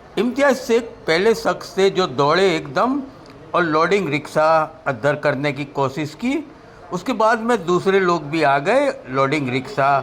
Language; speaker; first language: Hindi; non-native, local second language; Gujarati